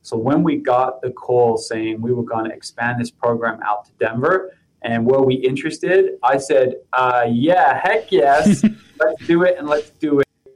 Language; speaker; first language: English; native; English